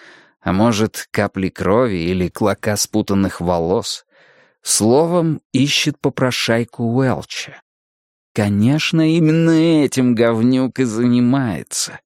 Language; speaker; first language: Russian; native; Russian